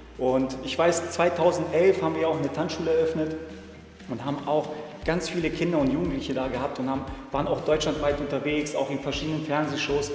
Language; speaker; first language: German; early bilingual, other home language; Serbian